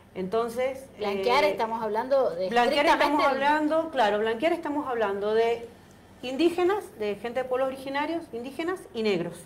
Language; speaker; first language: Spanish; native; Spanish